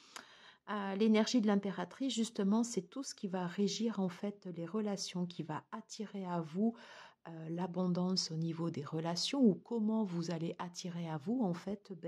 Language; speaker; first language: French; native; French